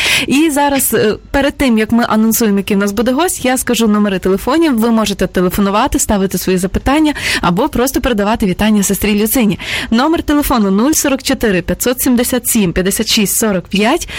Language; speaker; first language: Ukrainian; native; Ukrainian